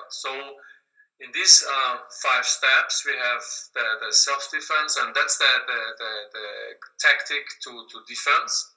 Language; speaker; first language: English; non-native, learner; German